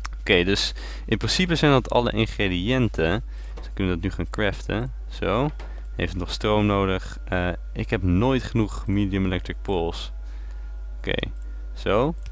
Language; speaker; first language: Dutch; native; Dutch